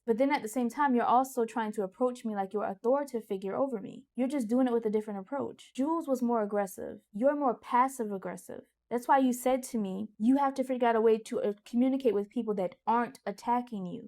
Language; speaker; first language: English; native; English